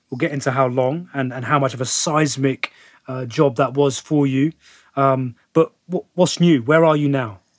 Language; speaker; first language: English; native; English